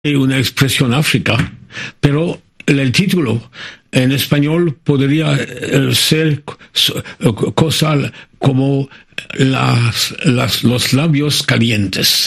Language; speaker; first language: Spanish; non-native, fluent; French